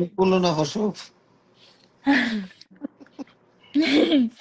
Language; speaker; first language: Arabic; non-native, learner; Bangla